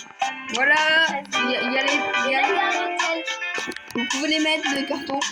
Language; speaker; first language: French; native; French